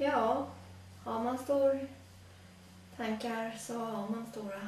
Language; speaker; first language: Swedish; early bilingual, other home language; Latvian